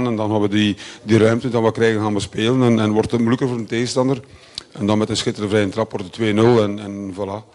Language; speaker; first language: Dutch; native; Dutch